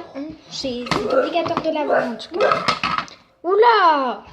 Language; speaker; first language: French; native; French